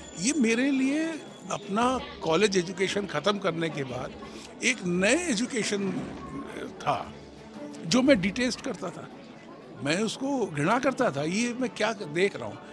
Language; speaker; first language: Hindi; non-native, local second language; Bangla